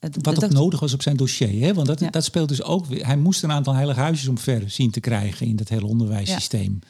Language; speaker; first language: Dutch; native; Dutch